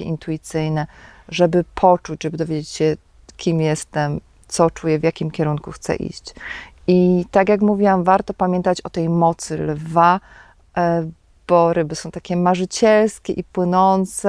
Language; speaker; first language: Polish; native; Polish